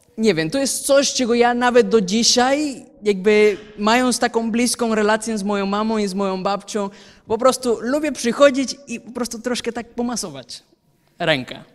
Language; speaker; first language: Polish; non-native, fluent; Spanish